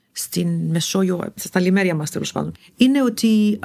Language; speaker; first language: Greek; non-native, fluent; Arabic